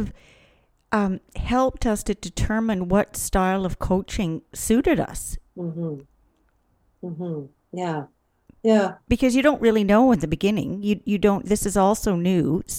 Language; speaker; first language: English; native; English